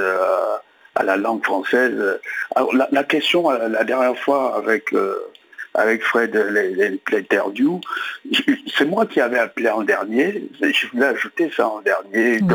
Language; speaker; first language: French; native; French